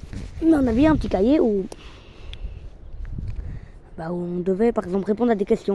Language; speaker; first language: French; native; French